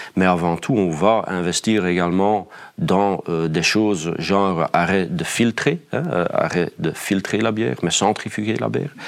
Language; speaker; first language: French; non-native, fluent; Dutch